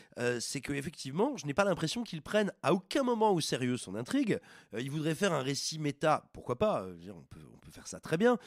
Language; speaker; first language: French; native; French